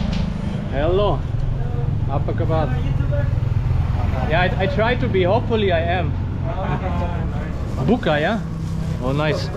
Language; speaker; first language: English; non-native, fluent; German